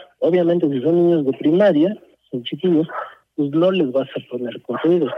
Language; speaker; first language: Spanish; early bilingual, heritage; Spanish